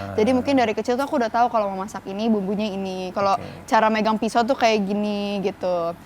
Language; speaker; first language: Indonesian; early bilingual, other home language; English